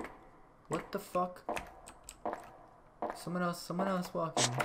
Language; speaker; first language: English; native; English